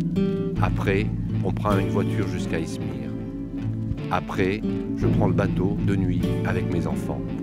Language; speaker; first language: French; non-native, learner; Arabic